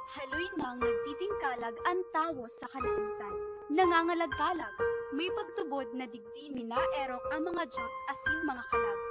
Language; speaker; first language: Filipino; non-native, local second language; Bikol